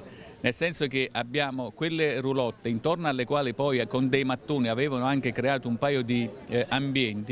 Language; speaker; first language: Italian; native; Italian